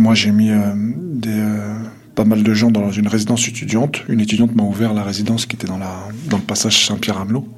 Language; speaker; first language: French; non-native, local second language; Kabyle